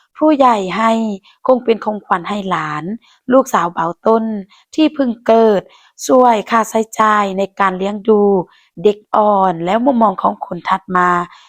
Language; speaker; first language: Thai; non-native, local second language; Lao